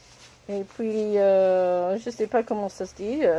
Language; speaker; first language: French; non-native, learner; English